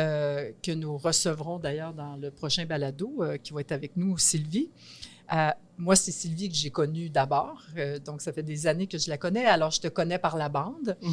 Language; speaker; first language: French; native; French